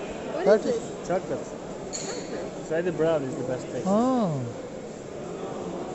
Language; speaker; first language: English; non-native, learner; Turkish